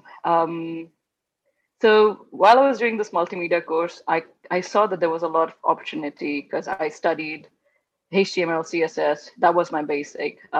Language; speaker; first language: English; non-native, local second language; Hindi